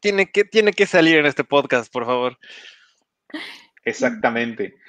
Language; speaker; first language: Spanish; native; Spanish